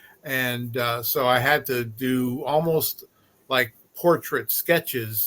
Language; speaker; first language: English; native; English